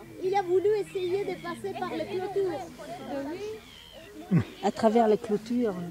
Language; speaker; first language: French; non-native, fluent; Spanish